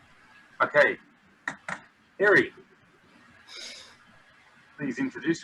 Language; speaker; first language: English; non-native, fluent; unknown